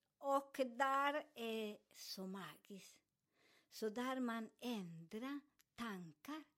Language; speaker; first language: Swedish; non-native, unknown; Spanish